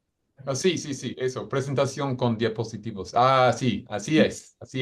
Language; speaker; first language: Spanish; non-native, fluent; English